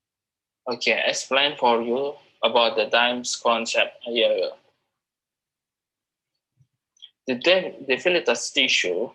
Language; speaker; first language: English; non-native, learner; Indonesian